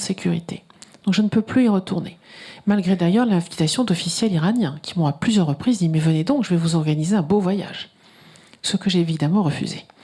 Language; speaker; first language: French; native; French